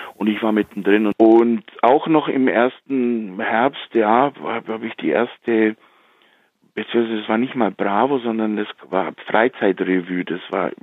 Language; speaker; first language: German; early bilingual, heritage; Slovak